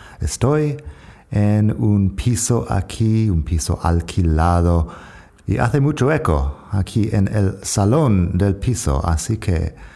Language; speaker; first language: Spanish; non-native, fluent; English